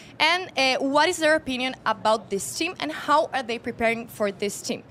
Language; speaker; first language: English; non-native, fluent; Portuguese